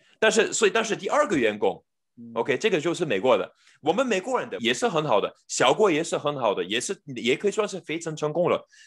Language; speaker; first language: Chinese; non-native, fluent; English